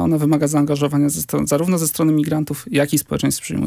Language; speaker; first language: Polish; native; Polish